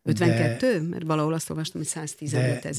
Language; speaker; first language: Hungarian; native; Hungarian